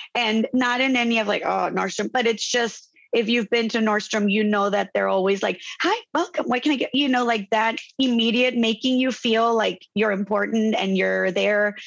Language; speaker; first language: English; non-native, fluent; Spanish